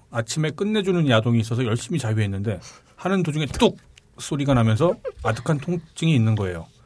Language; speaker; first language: Korean; native; Korean